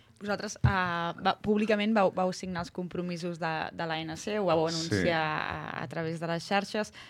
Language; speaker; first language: Catalan; native; Catalan